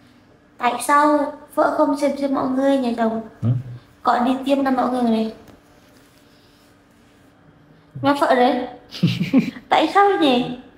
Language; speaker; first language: Vietnamese; non-native, learner; Indonesian